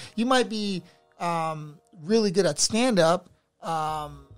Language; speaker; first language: English; native; English